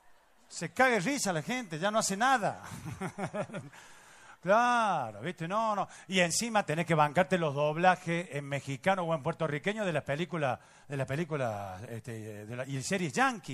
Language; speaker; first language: Spanish; native; Spanish